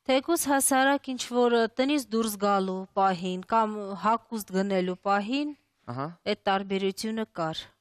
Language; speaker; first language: Armenian; early bilingual, other home language; Russian